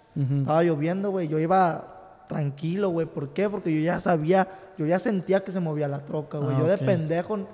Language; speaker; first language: Spanish; native; Spanish